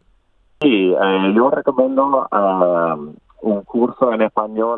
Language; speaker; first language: Spanish; non-native, learner; English